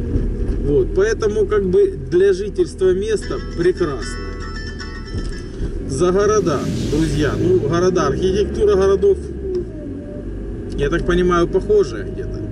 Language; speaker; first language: Russian; native; Russian